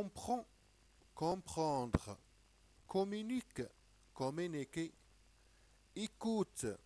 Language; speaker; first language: French; non-native, local second language; Arabic